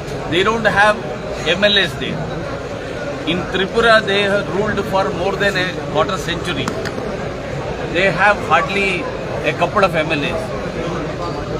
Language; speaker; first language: English; non-native, local second language; Malayalam